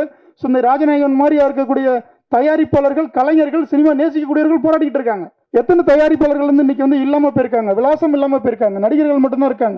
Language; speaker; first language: Tamil; native; Tamil